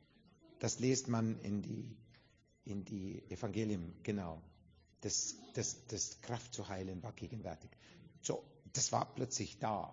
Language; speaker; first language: German; non-native, fluent; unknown